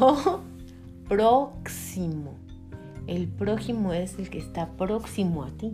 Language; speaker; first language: Spanish; native; Spanish